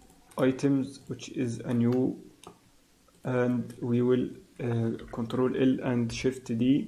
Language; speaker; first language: English; non-native, fluent; Arabic